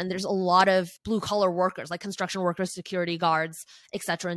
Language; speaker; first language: English; early bilingual, other home language; Chinese